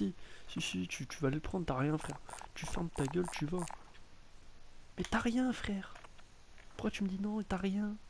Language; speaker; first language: French; native; French